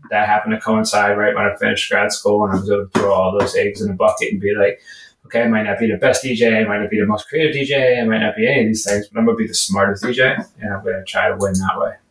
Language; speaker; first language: English; native; English